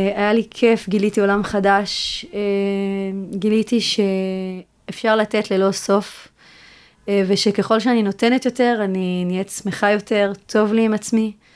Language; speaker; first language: Hebrew; early bilingual, other home language; French